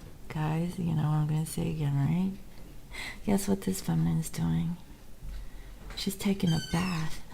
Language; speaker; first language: English; native; English